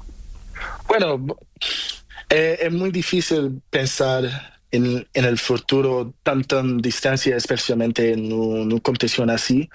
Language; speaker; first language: Spanish; non-native, learner; Portuguese